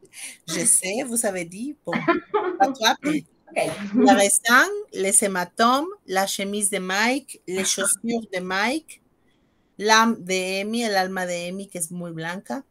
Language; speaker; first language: French; non-native, fluent; Spanish